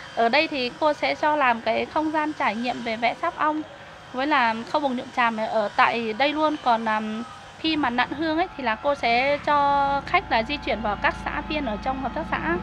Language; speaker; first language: Vietnamese; non-native, local second language; Hmong